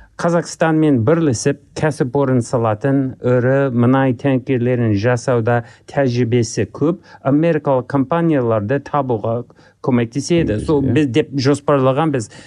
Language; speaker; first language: Kazakh; non-native, learner; English